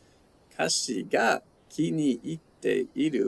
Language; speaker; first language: Japanese; non-native, learner; English